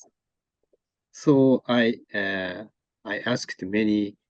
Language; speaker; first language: English; non-native, learner; Japanese